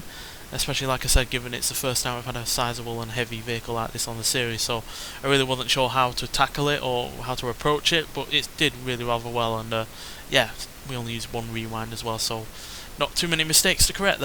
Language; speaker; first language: English; native; English